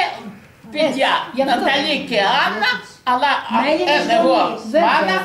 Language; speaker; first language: Greek; non-native, learner; Russian